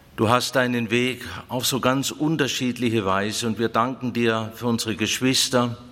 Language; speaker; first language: German; native; German